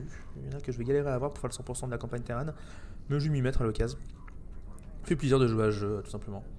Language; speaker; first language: French; native; French